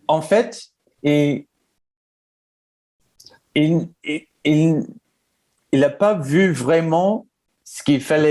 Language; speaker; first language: French; non-native, fluent; English